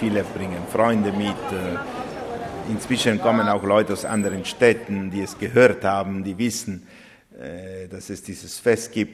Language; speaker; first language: German; non-native, fluent; Italian